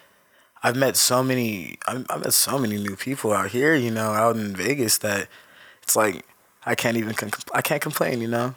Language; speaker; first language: English; native; English